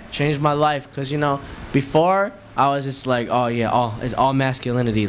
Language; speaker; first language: English; native; English